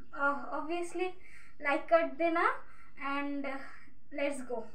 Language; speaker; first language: Hindi; non-native, learner; Bangla